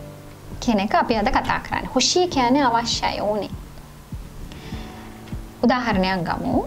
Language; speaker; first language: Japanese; non-native, fluent; Sinhala